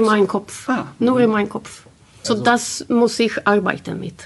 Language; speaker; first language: German; non-native, learner; Swedish